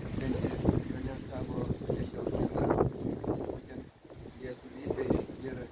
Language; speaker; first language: Lithuanian; non-native, local second language; Belarusian